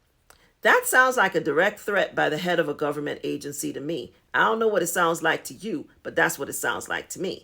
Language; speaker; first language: English; native; English